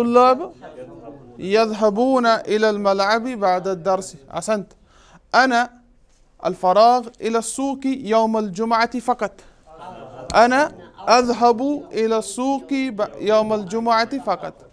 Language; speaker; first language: Arabic; non-native, fluent; Urdu